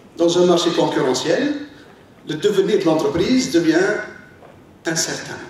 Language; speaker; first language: French; non-native, local second language; Arabic